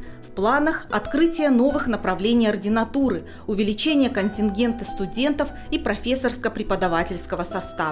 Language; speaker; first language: Russian; native; Russian